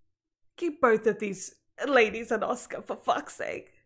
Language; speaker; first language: English; native; English